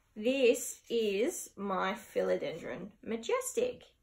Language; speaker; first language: English; native; English